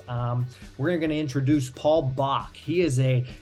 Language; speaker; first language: English; native; English